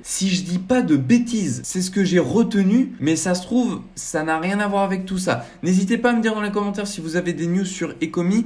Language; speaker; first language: French; native; French